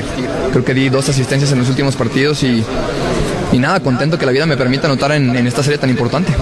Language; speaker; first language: Spanish; native; Spanish